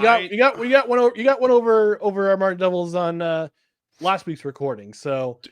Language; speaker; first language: English; native; English